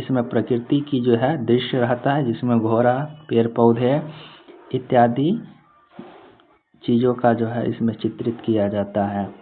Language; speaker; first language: Hindi; native; Hindi